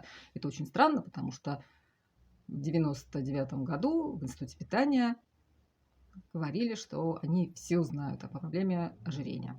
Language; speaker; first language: Russian; native; Russian